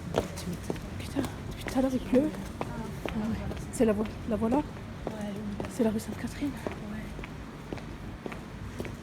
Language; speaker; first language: French; native; French